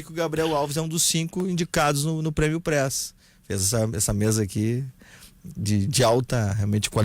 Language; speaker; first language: Portuguese; native; Portuguese